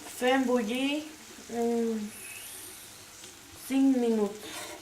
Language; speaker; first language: Catalan; non-native, learner; Spanish